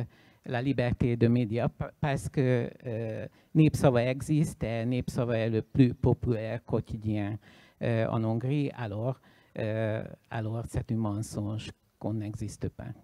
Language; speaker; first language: French; non-native, learner; Hungarian